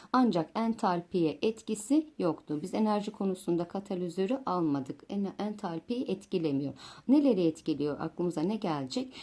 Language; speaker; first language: Turkish; native; Turkish